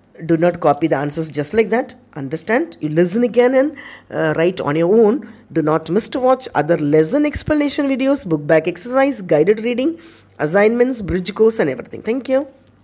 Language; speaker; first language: English; non-native, local second language; Tamil